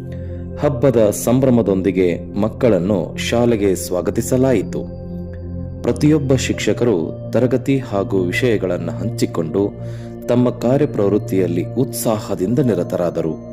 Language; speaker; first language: Kannada; native; Kannada